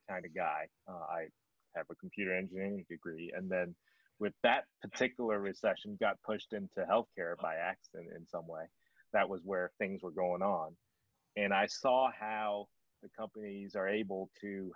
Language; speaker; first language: English; non-native, local second language; Cantonese